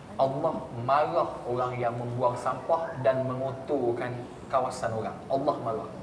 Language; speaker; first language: Malay; native; Malay